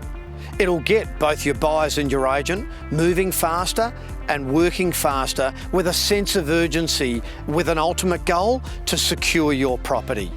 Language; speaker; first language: English; native; English